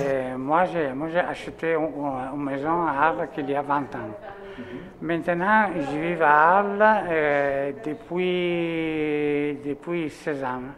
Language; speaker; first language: French; non-native, fluent; Italian